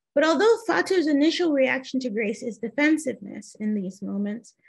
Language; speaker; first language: English; native; English